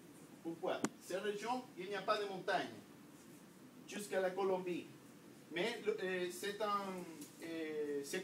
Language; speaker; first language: French; non-native, learner; Spanish